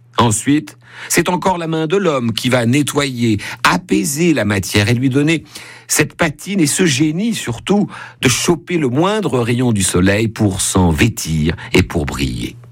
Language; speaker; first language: French; native; French